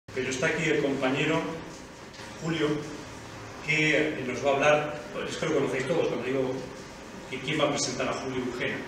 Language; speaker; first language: Spanish; native; Spanish